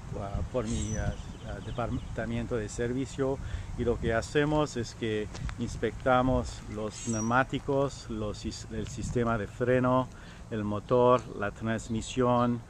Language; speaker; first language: Spanish; non-native, learner; French